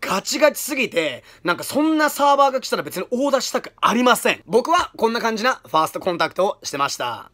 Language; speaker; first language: Japanese; early bilingual, heritage; Japanese